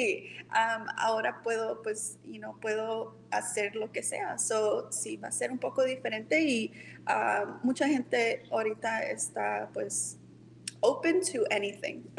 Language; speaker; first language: Spanish; early bilingual, heritage; Spanish